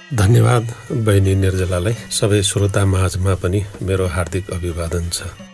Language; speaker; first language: Nepali; non-native, local second language; Newari